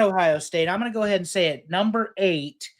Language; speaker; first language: English; native; English